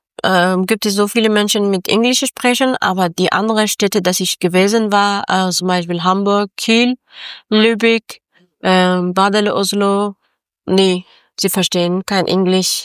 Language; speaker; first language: German; non-native, learner; Persian